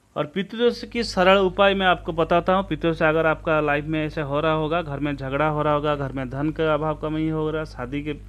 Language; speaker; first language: Hindi; non-native, local second language; Odia